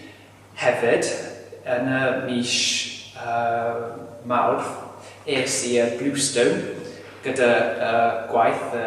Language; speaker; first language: Welsh; non-native, learner; English